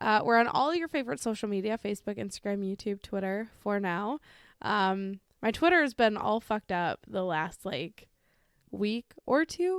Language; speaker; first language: English; native; English